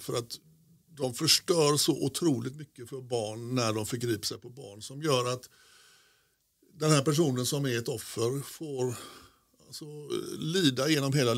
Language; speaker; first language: Swedish; native; Swedish